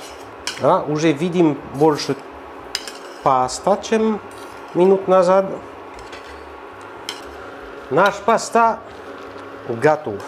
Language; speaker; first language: Russian; non-native, learner; French